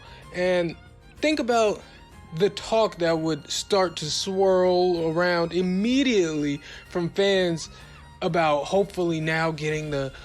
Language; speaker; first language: English; native; English